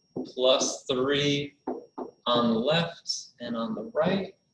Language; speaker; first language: English; native; English